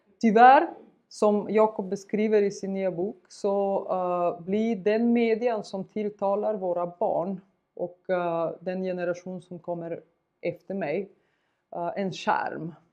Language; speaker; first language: Swedish; non-native, fluent; Bulgarian